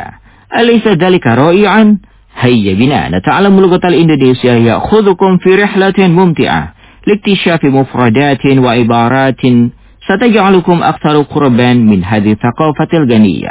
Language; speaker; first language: Arabic; non-native, fluent; Indonesian